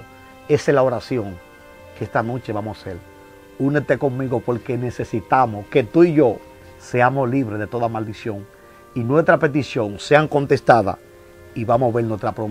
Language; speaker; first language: Spanish; native; Spanish